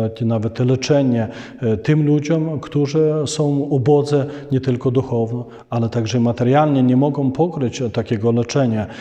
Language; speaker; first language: Polish; non-native, fluent; Ukrainian